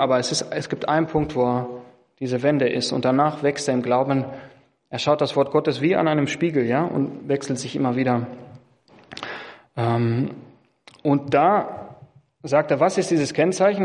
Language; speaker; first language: German; non-native, fluent; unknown